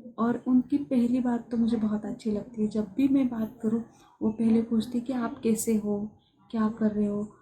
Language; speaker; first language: Hindi; non-native, local second language; Marathi